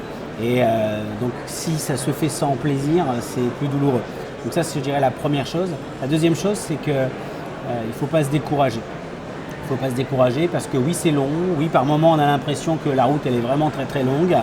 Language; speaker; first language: French; native; French